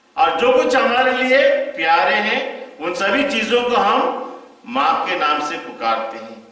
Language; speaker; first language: Hindi; non-native, local second language; Tamil